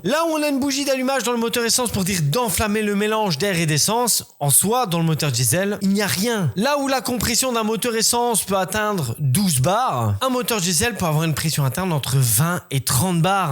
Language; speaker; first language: French; native; French